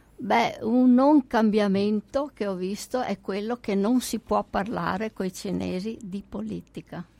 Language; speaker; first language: Italian; native; Italian